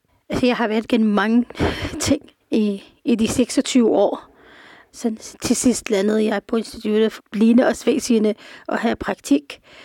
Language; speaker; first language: Danish; non-native, fluent; Arabic